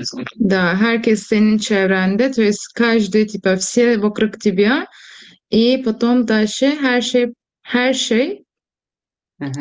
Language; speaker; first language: Russian; non-native, fluent; Turkish